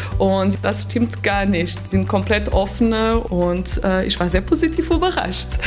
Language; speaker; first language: German; non-native, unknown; Portuguese